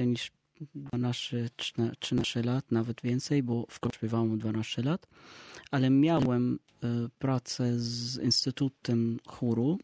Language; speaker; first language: Polish; non-native, learner; Arabic